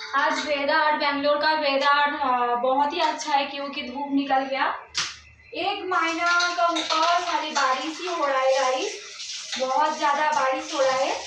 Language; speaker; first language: Hindi; non-native, local second language; Bangla